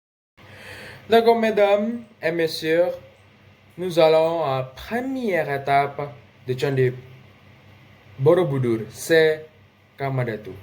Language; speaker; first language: French; non-native, learner; Indonesian